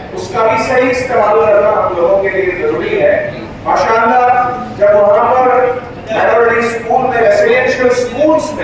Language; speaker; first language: Urdu; native; Urdu